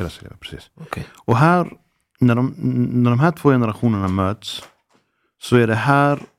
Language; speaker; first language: Swedish; early bilingual, other home language; Arabic